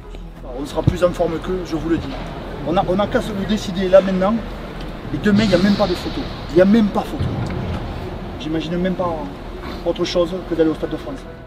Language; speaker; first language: French; native; French